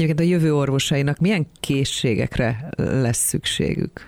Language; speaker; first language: Hungarian; native; Hungarian